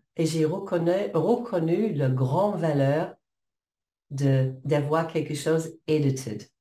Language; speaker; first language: French; non-native, fluent; English